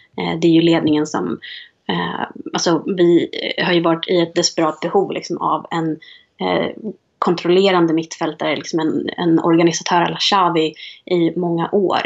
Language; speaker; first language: Swedish; native; Swedish